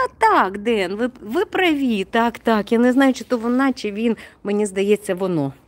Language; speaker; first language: Ukrainian; non-native, local second language; Russian